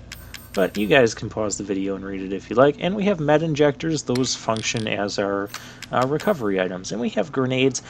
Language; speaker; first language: English; native; English